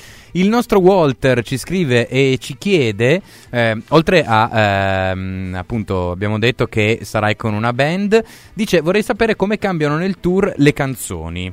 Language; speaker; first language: Italian; native; Italian